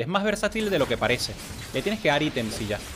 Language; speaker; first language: Spanish; native; Spanish